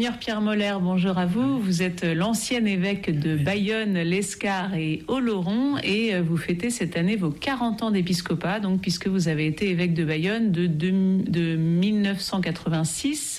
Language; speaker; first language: French; native; French